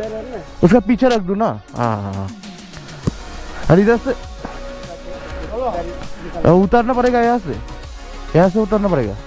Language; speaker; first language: Hindi; non-native, local second language; Bangla